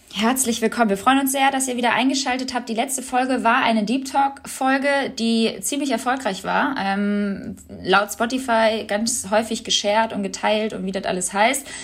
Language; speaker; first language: German; early bilingual, other home language; Albanian